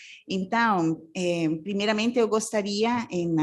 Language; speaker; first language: Portuguese; non-native, fluent; Spanish